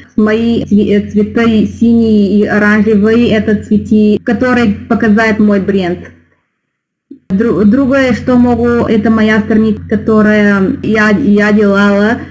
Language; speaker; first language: Russian; non-native, learner; Bulgarian